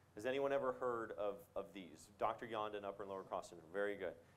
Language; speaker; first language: English; native; English